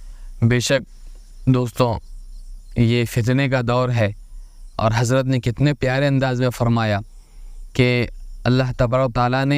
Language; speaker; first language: Urdu; native; Urdu